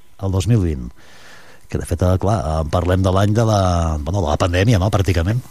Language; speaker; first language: Catalan; native; Catalan